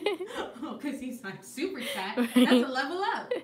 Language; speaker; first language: English; native; English